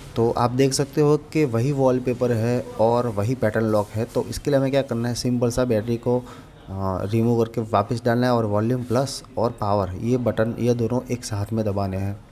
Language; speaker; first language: Hindi; non-native, local second language; Gujarati